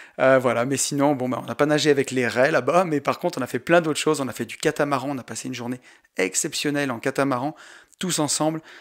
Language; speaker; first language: French; native; French